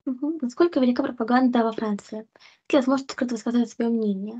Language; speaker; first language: Russian; native; Russian